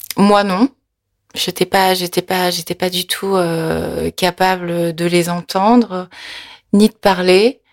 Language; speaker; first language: French; early bilingual, other home language; Korean